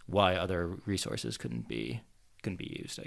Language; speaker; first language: English; native; English